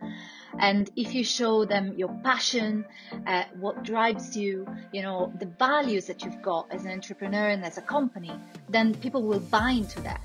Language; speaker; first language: English; non-native, fluent; Italian